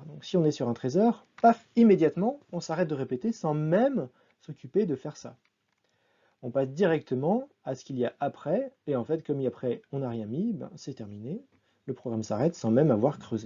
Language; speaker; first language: French; native; French